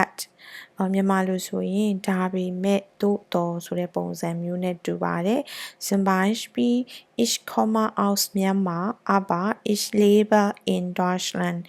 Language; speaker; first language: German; non-native, fluent; Burmese